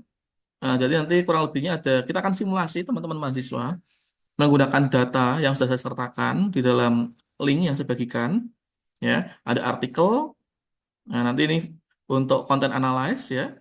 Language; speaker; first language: Indonesian; native; Indonesian